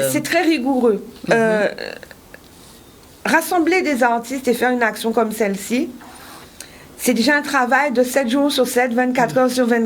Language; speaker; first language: French; native; French